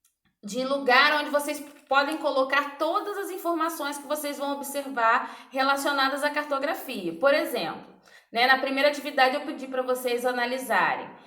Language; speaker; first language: Portuguese; native; Portuguese